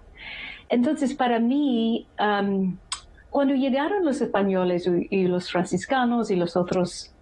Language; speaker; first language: Spanish; non-native, fluent; English